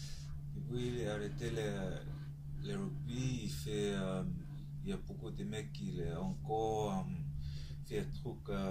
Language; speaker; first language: French; non-native, learner; Tongan